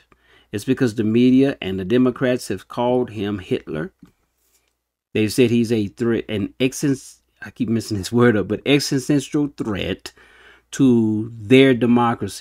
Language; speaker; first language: English; native; English